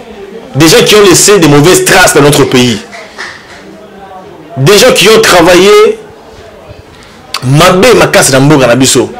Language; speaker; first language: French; non-native, local second language; Lingala